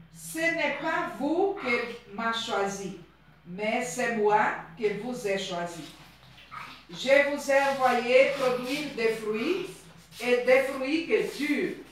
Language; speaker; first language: French; non-native, fluent; Portuguese